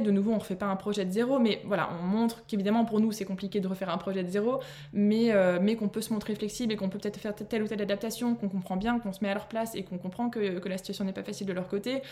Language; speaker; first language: French; native; French